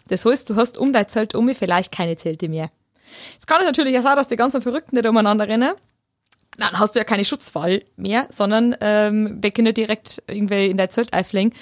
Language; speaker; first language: German; native; German